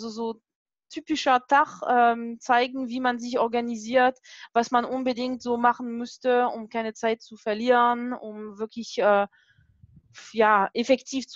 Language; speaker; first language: German; non-native, fluent; French